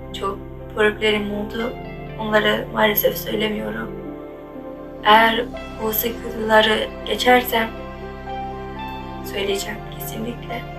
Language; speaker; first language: Turkish; non-native, learner; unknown